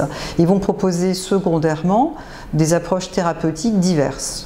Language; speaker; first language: French; native; French